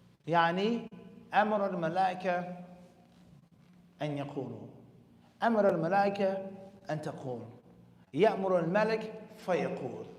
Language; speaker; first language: Arabic; non-native, fluent; English